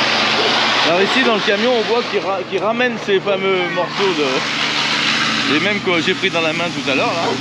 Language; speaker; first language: French; native; French